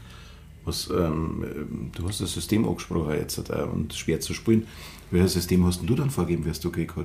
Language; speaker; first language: German; native; German